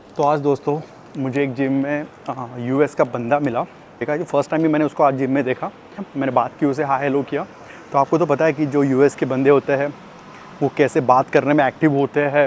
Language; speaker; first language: Hindi; native; Hindi